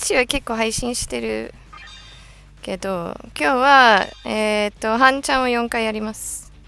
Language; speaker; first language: Japanese; non-native, fluent; English